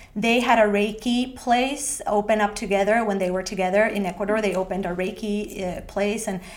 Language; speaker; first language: English; non-native, fluent; Spanish